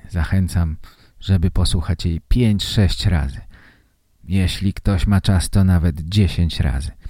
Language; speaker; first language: Polish; native; Polish